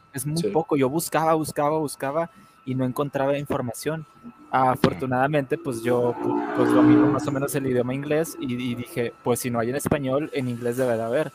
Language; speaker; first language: Spanish; native; Spanish